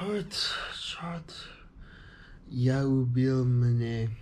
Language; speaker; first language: Russian; non-native, learner; English